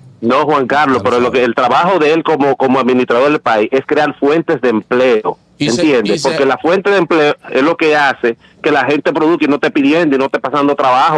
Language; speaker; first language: Spanish; native; Spanish